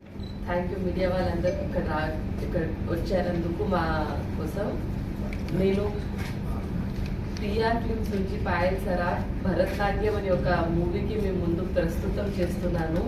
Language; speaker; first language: Telugu; non-native, local second language; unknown